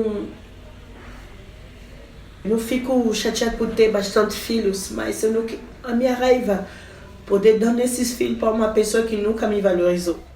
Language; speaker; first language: Portuguese; non-native, fluent; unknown